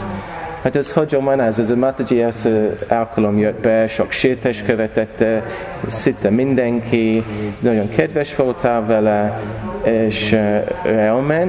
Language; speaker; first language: Hungarian; non-native, learner; English